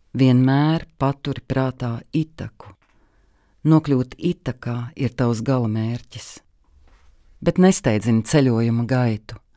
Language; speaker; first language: Latvian; native; Latvian